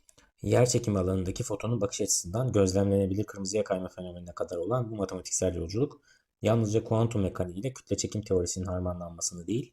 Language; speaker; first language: Turkish; native; Turkish